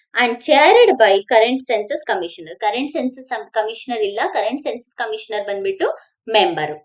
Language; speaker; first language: English; non-native, local second language; Kannada